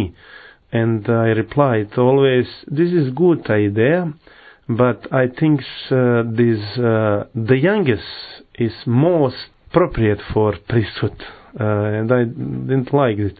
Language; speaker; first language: English; non-native, learner; Bosnian